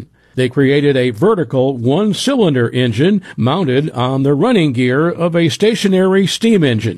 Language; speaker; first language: English; native; English